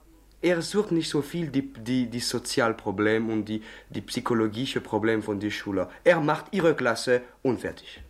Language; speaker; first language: German; non-native, learner; French